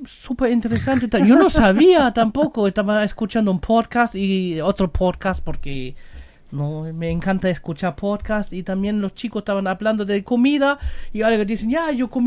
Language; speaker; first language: Spanish; non-native, fluent; German